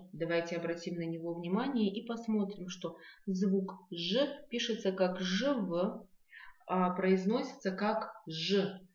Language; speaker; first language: Russian; non-native, local second language; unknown